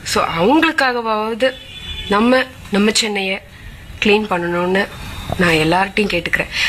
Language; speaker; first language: Tamil; non-native, local second language; Malayalam